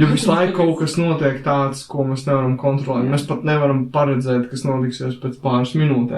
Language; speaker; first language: Latvian; native; Latvian